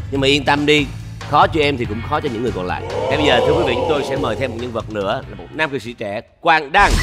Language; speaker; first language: Vietnamese; native; Vietnamese